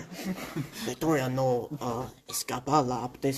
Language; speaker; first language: Spanish; non-native, learner; English